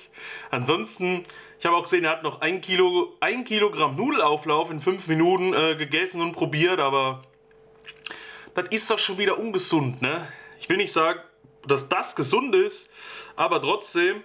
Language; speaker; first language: German; native; German